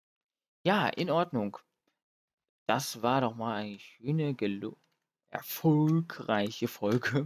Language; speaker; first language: German; native; German